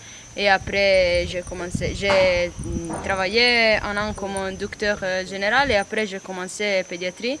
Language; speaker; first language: French; non-native, learner; Italian